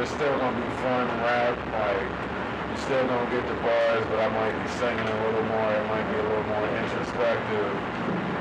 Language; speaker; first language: English; native; English